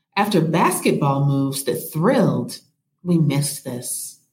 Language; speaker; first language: English; native; English